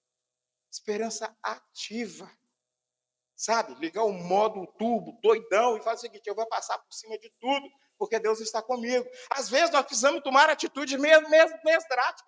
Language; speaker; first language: Portuguese; native; Portuguese